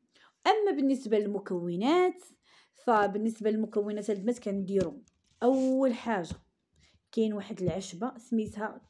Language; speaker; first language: Arabic; native; Arabic